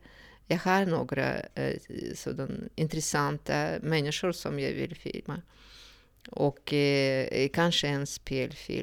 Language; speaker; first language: Swedish; non-native, fluent; Russian